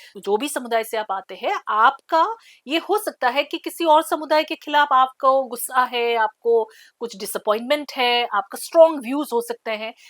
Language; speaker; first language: Hindi; non-native, local second language; Assamese